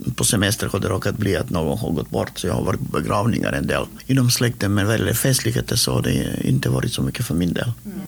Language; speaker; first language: Swedish; non-native, fluent; Macedonian